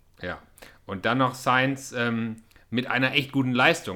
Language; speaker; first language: German; native; German